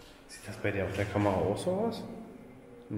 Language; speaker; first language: German; native; German